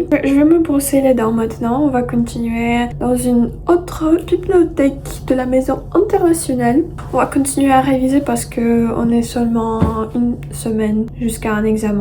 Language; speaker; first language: French; non-native, fluent; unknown